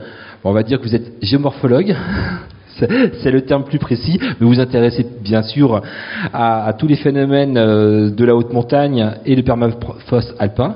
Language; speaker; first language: French; native; French